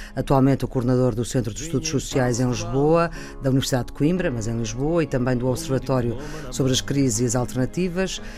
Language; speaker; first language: Portuguese; native; Portuguese